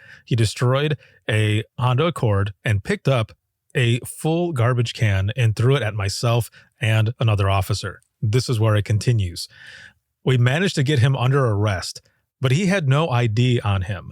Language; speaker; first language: English; native; English